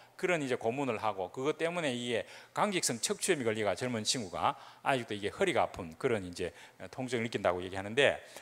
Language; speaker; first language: Korean; native; Korean